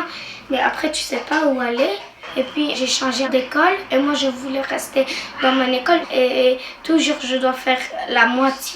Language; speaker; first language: French; early bilingual, other home language; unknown